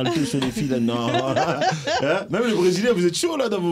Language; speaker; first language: French; native; French